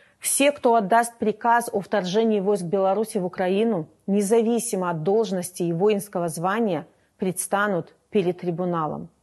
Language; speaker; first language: Russian; native; Russian